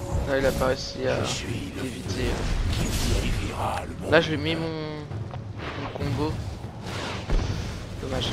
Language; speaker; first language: French; native; French